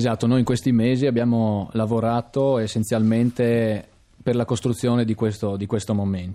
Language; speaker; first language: Italian; native; Italian